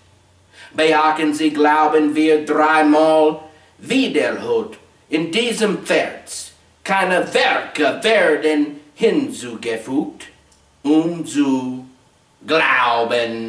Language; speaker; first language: German; non-native, learner; English